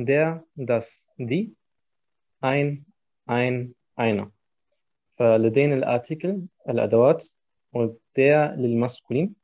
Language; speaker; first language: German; non-native, fluent; Arabic